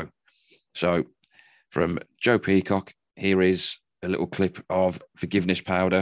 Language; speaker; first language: English; native; English